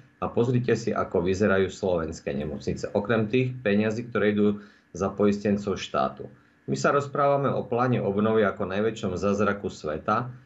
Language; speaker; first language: Slovak; native; Slovak